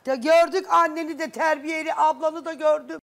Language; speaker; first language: Turkish; native; Turkish